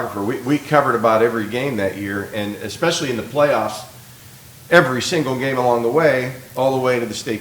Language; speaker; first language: English; native; English